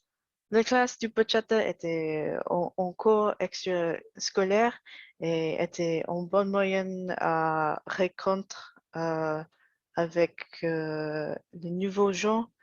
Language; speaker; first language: French; non-native, learner; English